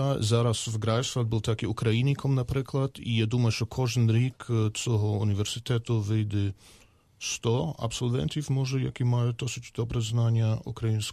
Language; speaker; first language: Ukrainian; non-native, learner; German